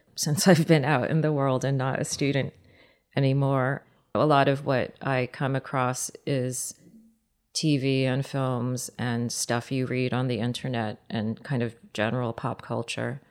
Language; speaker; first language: English; native; English